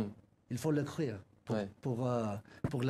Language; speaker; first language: French; non-native, learner; Spanish